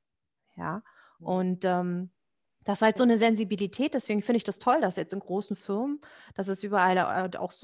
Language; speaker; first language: German; native; German